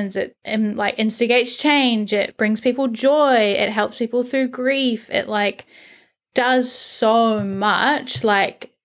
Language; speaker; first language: English; native; English